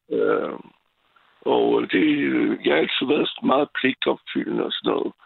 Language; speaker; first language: Danish; non-native, fluent; French